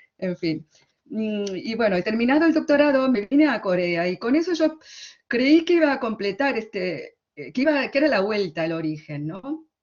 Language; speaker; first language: Spanish; early bilingual, other home language; Korean